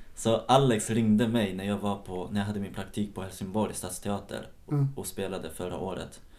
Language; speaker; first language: Swedish; native; Swedish